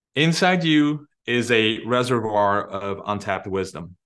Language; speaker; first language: English; non-native, fluent; Turkish